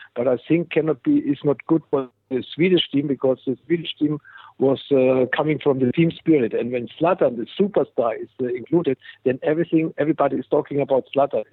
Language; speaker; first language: English; non-native, fluent; German